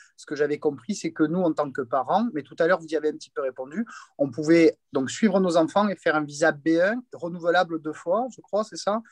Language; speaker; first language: French; native; French